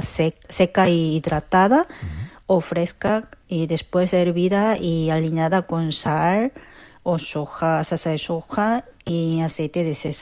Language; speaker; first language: Spanish; non-native, fluent; Korean